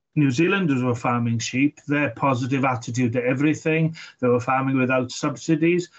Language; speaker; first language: English; native; English